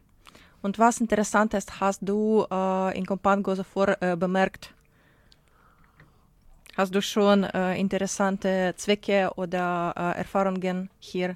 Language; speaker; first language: German; non-native, learner; Ukrainian